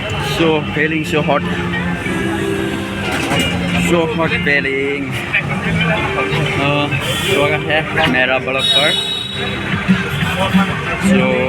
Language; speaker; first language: Hindi; non-native, local second language; Chakma